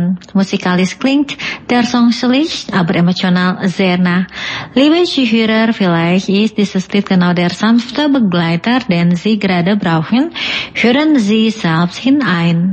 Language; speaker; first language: German; non-native, fluent; Indonesian